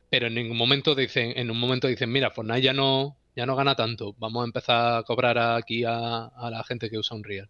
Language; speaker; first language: Spanish; native; Spanish